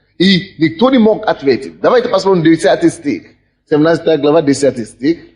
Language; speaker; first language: Russian; non-native, fluent; Yoruba